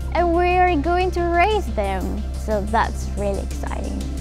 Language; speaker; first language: English; non-native, fluent; Spanish